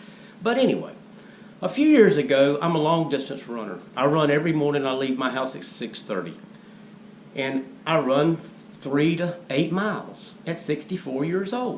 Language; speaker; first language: English; native; English